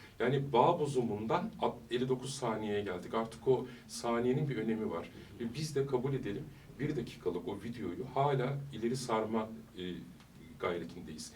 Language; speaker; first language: Turkish; early bilingual, heritage; Turkish